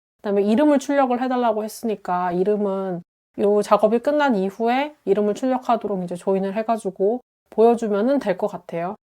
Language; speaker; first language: Korean; native; Korean